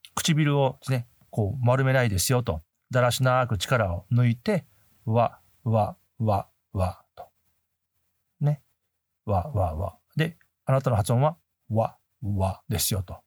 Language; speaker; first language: Japanese; native; Japanese